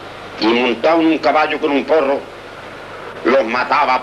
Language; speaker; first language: Spanish; native; Spanish